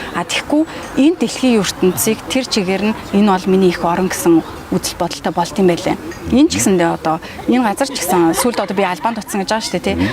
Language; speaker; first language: Mongolian; early bilingual, heritage; Mongolian